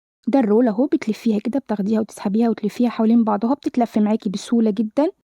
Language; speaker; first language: Arabic; native; Arabic